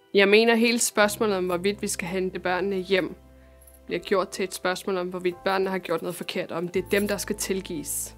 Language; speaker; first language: Danish; early bilingual, other home language; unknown